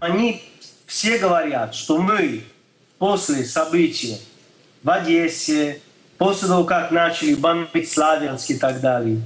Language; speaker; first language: Russian; non-native, fluent; English